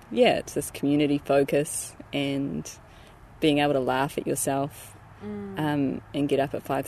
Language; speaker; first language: English; native; English